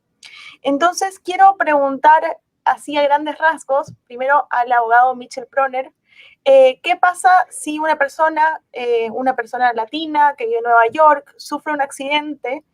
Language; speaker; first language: Spanish; native; Spanish